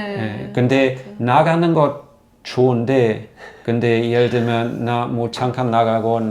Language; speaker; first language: Korean; non-native, learner; German